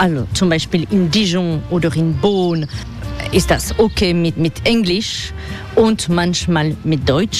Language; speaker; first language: German; non-native, fluent; French